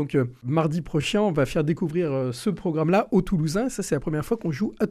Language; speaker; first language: French; native; French